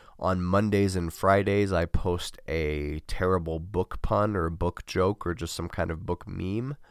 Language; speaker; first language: English; native; English